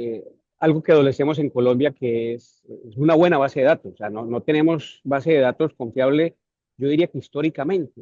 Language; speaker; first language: Spanish; native; Spanish